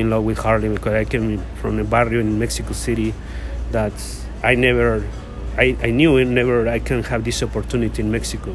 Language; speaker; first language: English; non-native, learner; Spanish